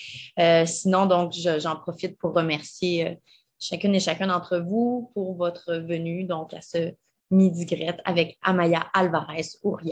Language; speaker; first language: French; native; French